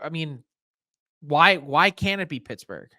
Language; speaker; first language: English; native; English